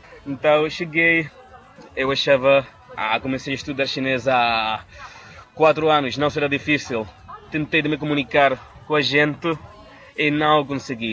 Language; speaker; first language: Portuguese; non-native, fluent; Catalan